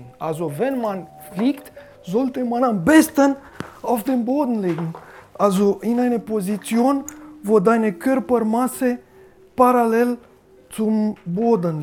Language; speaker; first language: German; non-native, fluent; Romanian